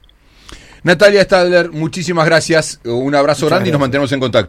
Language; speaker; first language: Spanish; native; Spanish